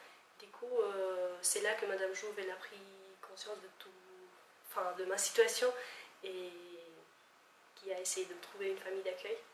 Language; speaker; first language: French; non-native, fluent; Albanian